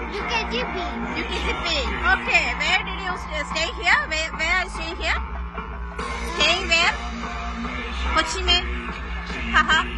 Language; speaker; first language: English; non-native, local second language; Malayalam